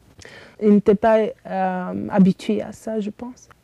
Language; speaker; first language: French; early bilingual, heritage; Romanian